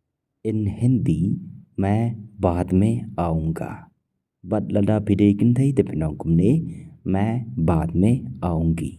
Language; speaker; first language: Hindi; non-native, local second language; Khasi